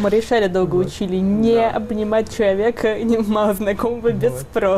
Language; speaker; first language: Russian; native; Russian